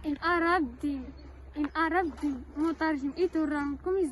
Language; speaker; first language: Catalan; non-native, learner; Arabic